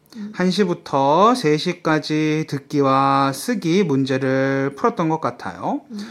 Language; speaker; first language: Korean; native; Korean